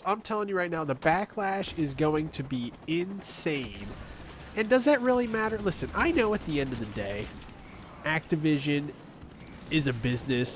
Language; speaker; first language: English; native; English